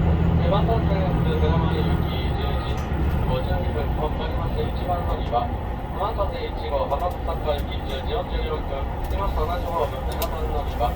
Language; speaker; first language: Japanese; native; Japanese